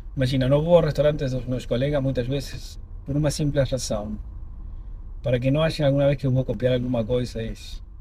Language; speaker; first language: Portuguese; non-native, fluent; Spanish